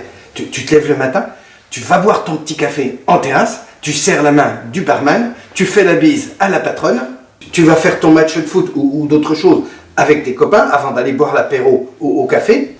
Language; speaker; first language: French; native; French